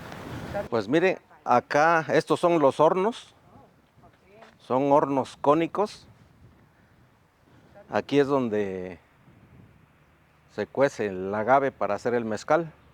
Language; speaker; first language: Spanish; native; Spanish